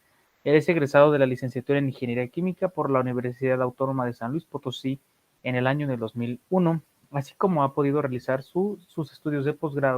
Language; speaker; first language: Spanish; native; Spanish